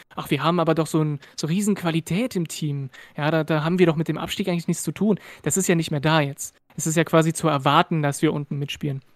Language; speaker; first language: German; non-native, fluent; French